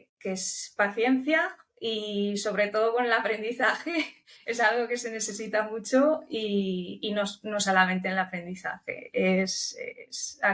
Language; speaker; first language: Spanish; early bilingual, other home language; Romanian